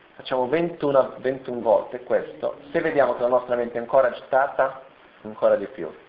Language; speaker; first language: Italian; non-native, fluent; Portuguese